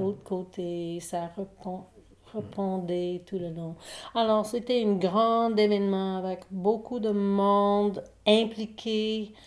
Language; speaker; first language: French; non-native, local second language; English